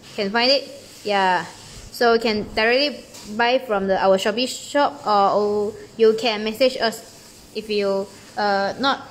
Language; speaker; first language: English; non-native, local second language; Chinese